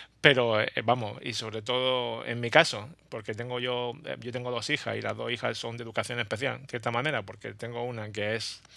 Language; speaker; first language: Spanish; native; Spanish